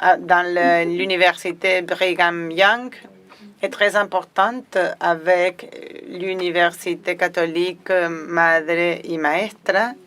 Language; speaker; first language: French; non-native, fluent; Spanish